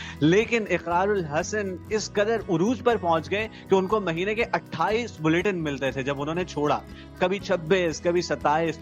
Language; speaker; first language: Urdu; non-native, local second language; Punjabi